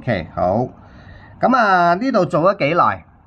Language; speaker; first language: Cantonese; native; Cantonese